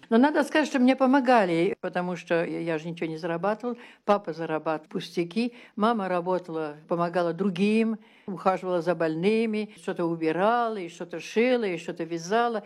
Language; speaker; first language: Russian; early bilingual, heritage; Russian